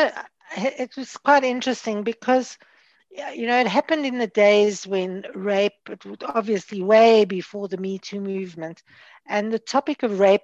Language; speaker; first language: English; native; English